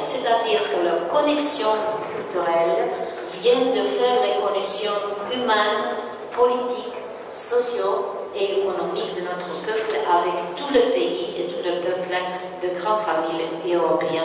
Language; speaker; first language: French; non-native, learner; Romanian